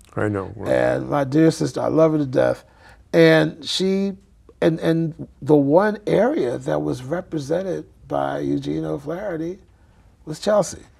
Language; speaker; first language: English; native; English